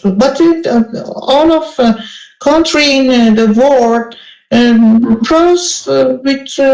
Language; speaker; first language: English; non-native, learner; Persian